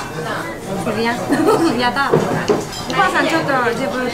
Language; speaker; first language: French; non-native, learner; Japanese